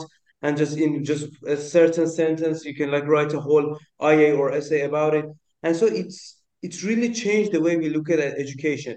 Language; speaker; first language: English; non-native, local second language; Persian